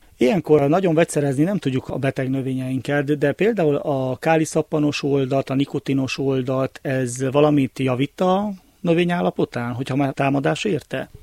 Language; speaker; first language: Hungarian; native; Hungarian